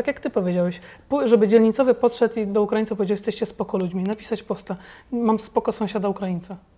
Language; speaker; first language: Polish; native; Polish